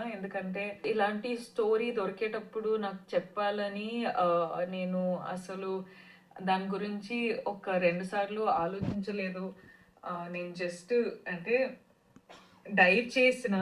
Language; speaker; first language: Telugu; non-native, fluent; Kannada